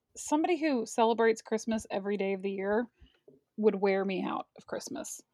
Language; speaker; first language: English; native; English